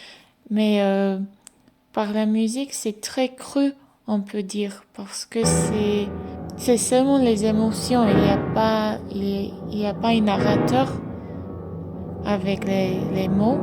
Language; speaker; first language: French; non-native, fluent; English